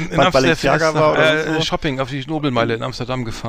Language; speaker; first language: German; native; German